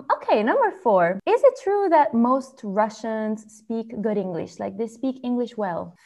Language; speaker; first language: English; non-native, fluent; Italian